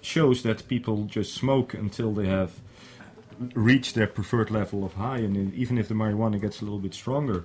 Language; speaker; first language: English; non-native, fluent; Dutch